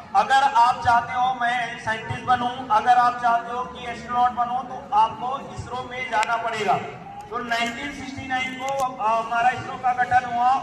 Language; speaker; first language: Hindi; native; Hindi